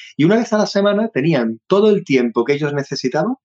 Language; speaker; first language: Spanish; native; Spanish